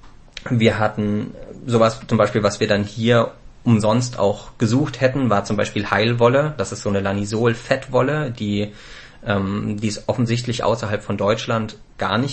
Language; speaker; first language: German; native; German